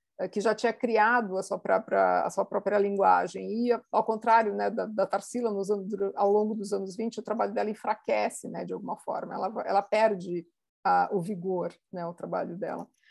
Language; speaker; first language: Portuguese; native; Portuguese